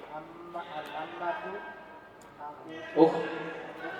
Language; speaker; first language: Indonesian; native; Indonesian